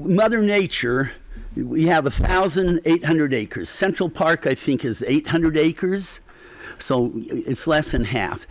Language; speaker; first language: English; native; English